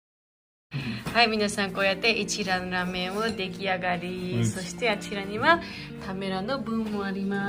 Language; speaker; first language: Japanese; non-native, fluent; Georgian